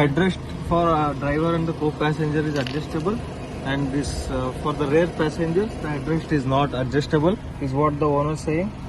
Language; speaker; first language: English; non-native, local second language; Kannada